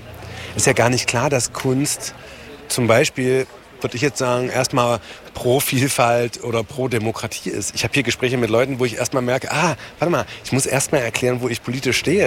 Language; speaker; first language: German; native; German